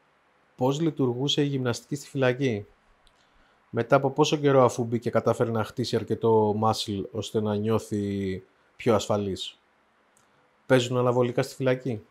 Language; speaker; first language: Greek; native; Greek